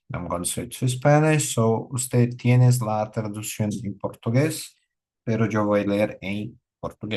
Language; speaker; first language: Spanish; non-native, learner; Portuguese